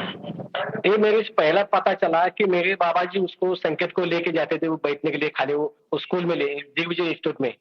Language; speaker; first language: Hindi; non-native, local second language; Marathi